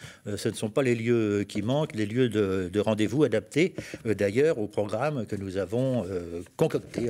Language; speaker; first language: French; native; French